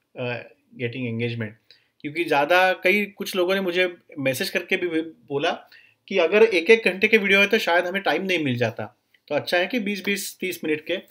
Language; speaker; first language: Hindi; non-native, local second language; Marathi